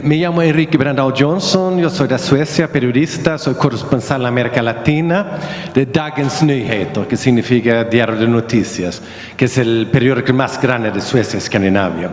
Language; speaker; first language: Spanish; non-native, learner; Swedish